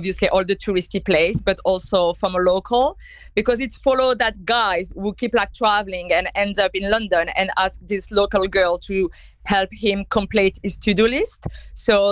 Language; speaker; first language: English; non-native, fluent; French